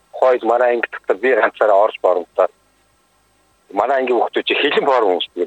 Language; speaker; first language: Mongolian; native; Mongolian